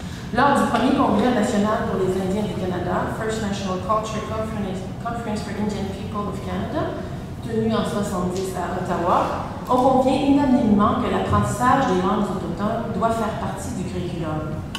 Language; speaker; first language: French; native; French